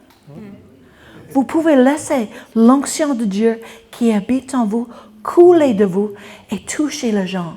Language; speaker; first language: French; non-native, fluent; English